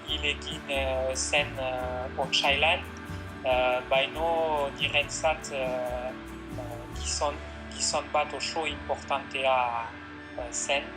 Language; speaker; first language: Basque; non-native, learner; French